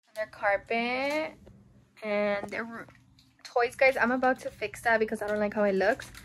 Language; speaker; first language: English; early bilingual, other home language; Spanish